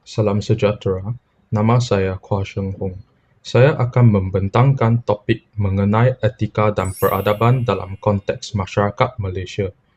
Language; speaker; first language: Malay; non-native, local second language; Chinese